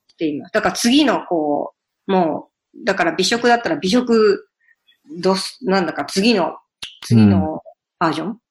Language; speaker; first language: Japanese; native; Japanese